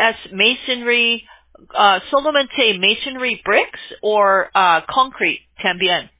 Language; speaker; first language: Spanish; non-native, learner; English